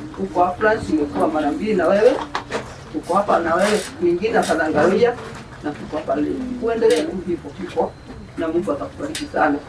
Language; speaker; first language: Swahili; non-native, local second language; Kikuyu